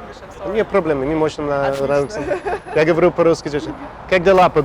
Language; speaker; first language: Russian; non-native, learner; English